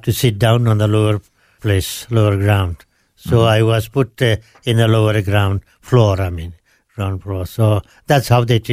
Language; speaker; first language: English; non-native, local second language; Nepali